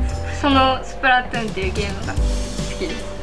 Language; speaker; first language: Japanese; native; Japanese